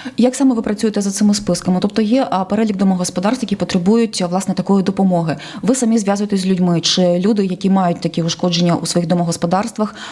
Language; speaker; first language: Ukrainian; native; Ukrainian